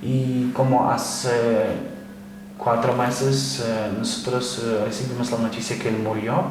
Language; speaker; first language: Spanish; non-native, fluent; Ukrainian